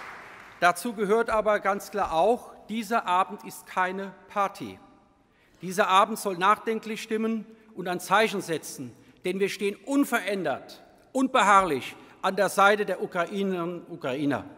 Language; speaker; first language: German; native; German